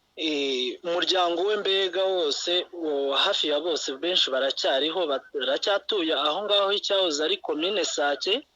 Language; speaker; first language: Kinyarwanda; native; Kinyarwanda